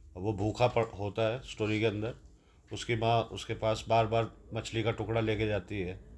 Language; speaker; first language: Hindi; native; Hindi